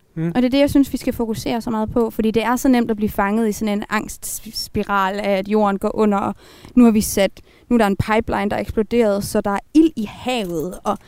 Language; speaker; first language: Danish; native; Danish